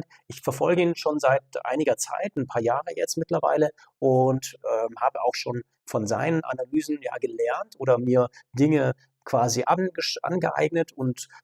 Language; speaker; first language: German; native; German